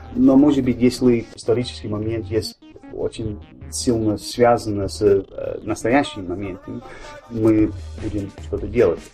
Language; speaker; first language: Russian; non-native, learner; English